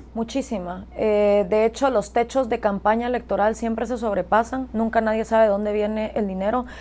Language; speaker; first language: Spanish; native; Spanish